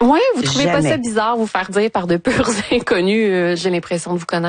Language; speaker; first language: French; native; French